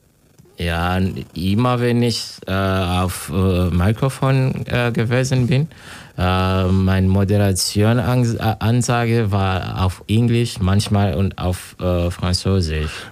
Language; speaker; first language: German; non-native, learner; Kinyarwanda